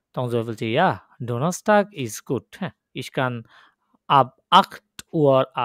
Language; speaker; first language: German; non-native, fluent; Bangla